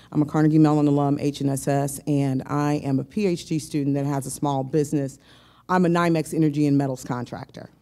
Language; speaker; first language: English; native; English